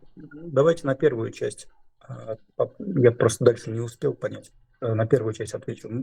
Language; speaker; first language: Russian; native; Russian